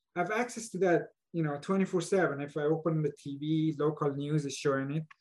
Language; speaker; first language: English; non-native, fluent; Persian